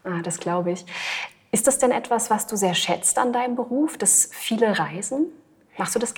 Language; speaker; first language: German; native; German